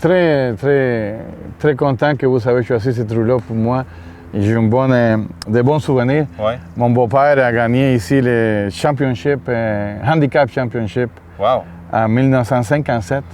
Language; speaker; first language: French; non-native, fluent; Spanish